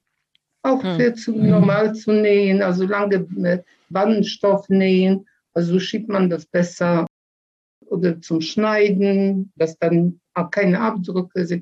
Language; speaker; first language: German; early bilingual, other home language; Polish